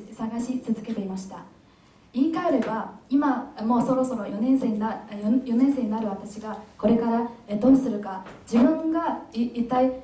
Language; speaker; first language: Japanese; non-native, fluent; Chinese